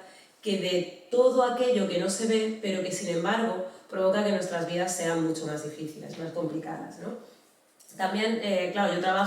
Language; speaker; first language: Spanish; native; Spanish